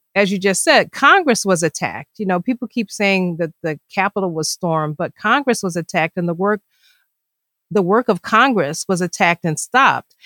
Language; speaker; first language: English; native; English